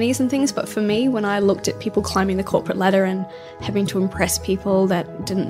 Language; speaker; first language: English; native; English